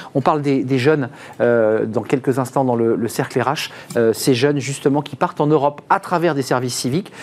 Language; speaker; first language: French; native; French